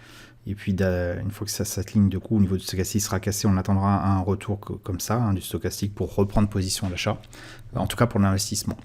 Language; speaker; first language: French; native; French